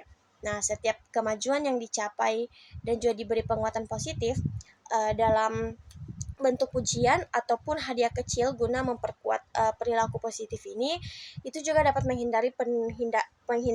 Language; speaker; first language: Indonesian; native; Indonesian